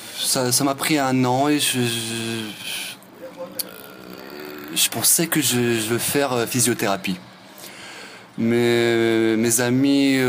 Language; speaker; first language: French; non-native, fluent; Russian